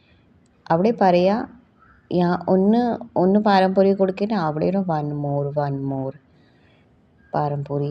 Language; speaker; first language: Malayalam; non-native, learner; Hindi